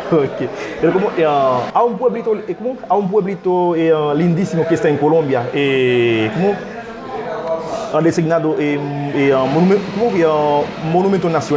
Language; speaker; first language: Spanish; non-native, fluent; Haitian Creole